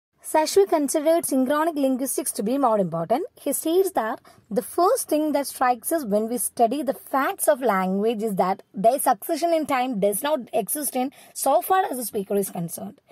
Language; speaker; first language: English; non-native, local second language; Malayalam